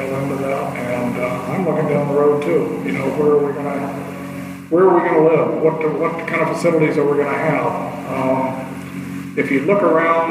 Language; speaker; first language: English; native; English